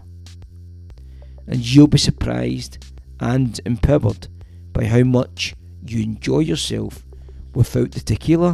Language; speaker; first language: English; native; English